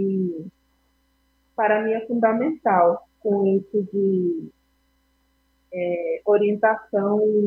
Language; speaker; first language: Portuguese; non-native, fluent; Spanish